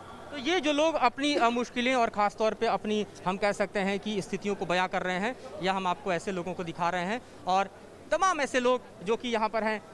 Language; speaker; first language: Hindi; native; Hindi